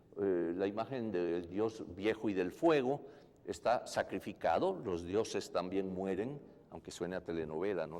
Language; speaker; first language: Spanish; native; Spanish